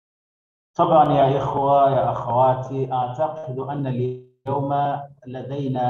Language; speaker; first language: Arabic; non-native, fluent; Portuguese